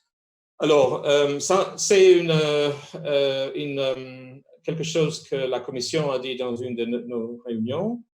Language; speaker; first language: French; non-native, fluent; Spanish